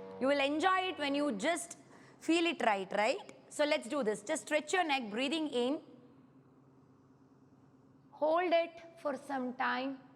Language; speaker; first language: English; non-native, local second language; Kannada